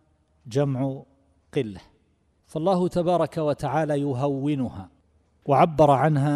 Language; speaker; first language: Arabic; native; Arabic